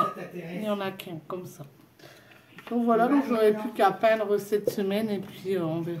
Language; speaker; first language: French; native; French